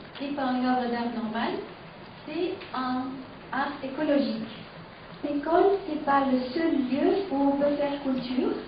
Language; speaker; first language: French; non-native, fluent; Catalan